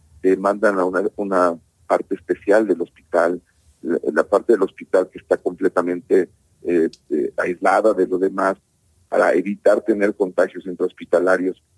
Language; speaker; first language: Spanish; native; Spanish